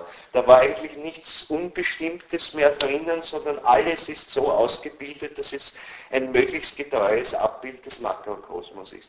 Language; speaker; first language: German; native; German